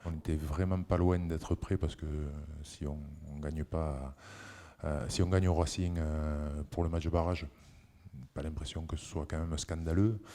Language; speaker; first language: French; native; French